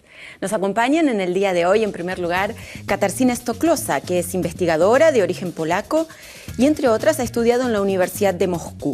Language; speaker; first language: Spanish; native; Spanish